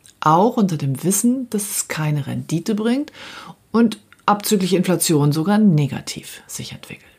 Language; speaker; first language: German; native; German